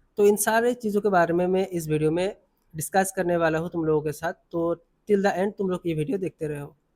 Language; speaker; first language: Hindi; non-native, local second language; Assamese